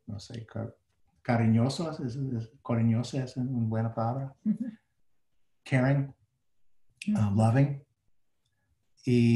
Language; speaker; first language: Spanish; non-native, fluent; English